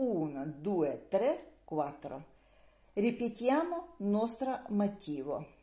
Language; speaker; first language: Italian; non-native, learner; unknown